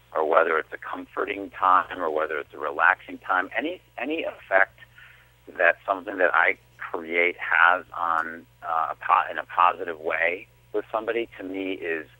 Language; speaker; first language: English; native; English